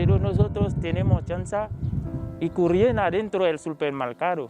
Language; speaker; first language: Spanish; non-native, learner; Haitian Creole